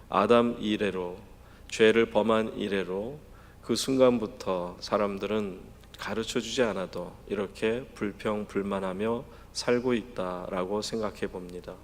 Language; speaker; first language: Korean; native; Korean